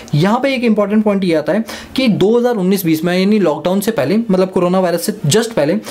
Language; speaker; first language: Hindi; native; Hindi